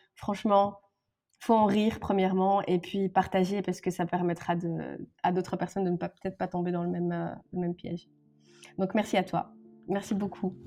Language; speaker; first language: French; non-native, local second language; Arabic